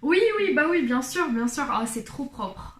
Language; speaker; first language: French; non-native, local second language; Arabic